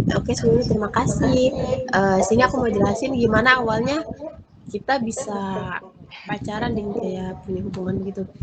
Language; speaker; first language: Indonesian; native; Indonesian